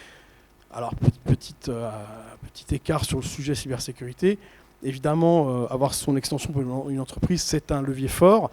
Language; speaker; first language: French; native; French